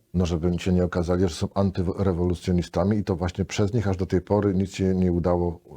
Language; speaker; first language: Polish; native; Polish